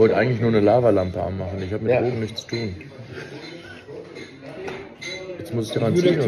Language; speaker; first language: German; native; German